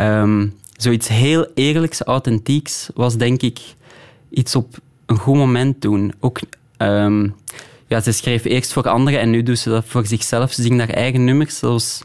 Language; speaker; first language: Dutch; native; Dutch